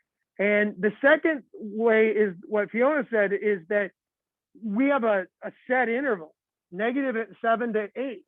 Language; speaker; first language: English; native; English